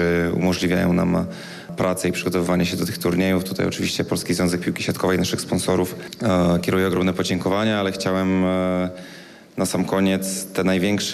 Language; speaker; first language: Polish; native; Polish